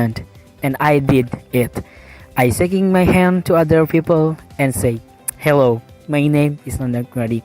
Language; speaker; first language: English; non-native, learner; Indonesian